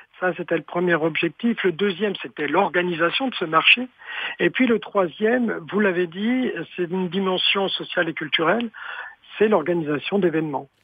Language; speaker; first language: French; native; French